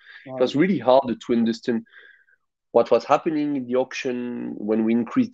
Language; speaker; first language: English; non-native, fluent; French